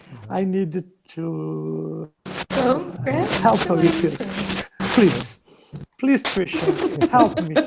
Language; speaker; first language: English; non-native, learner; Portuguese